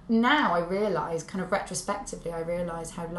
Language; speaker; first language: English; native; English